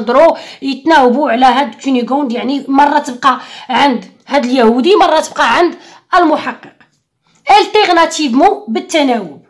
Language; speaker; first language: Arabic; native; Arabic